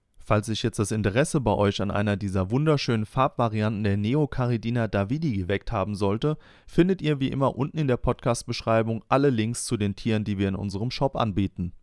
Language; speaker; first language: German; native; German